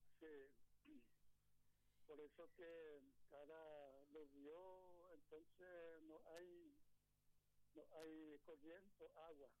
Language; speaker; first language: Spanish; non-native, local second language; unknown